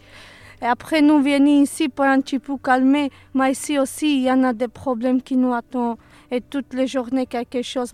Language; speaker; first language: French; non-native, learner; Serbian